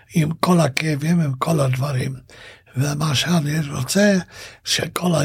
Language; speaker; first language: Hebrew; non-native, fluent; Hungarian